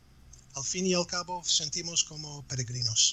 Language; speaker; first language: Spanish; non-native, fluent; English